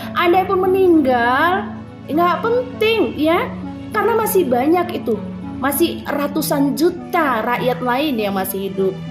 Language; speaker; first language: Indonesian; native; Indonesian